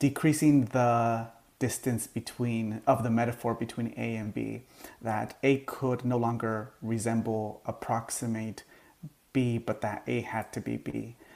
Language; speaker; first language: English; early bilingual, other home language; Spanish